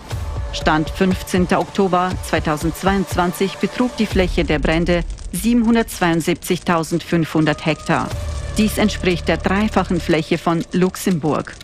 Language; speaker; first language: German; native; German